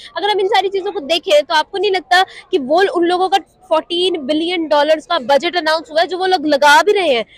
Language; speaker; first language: Urdu; native; Urdu